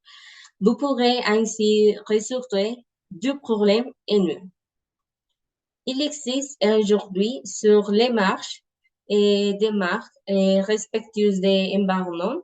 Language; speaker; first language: French; non-native, learner; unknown